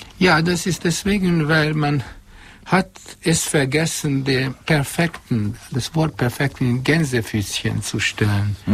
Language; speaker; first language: German; non-native, fluent; Hungarian